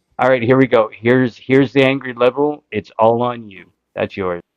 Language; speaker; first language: English; native; English